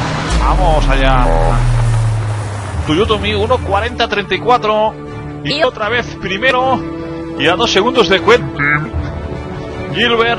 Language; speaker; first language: Spanish; native; Spanish